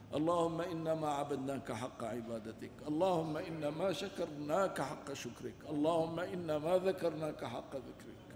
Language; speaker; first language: Arabic; non-native, local second language; Kurdish